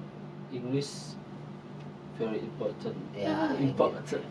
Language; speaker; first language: English; non-native, learner; Indonesian